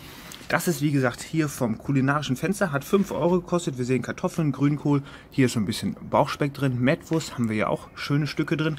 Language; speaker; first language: German; native; German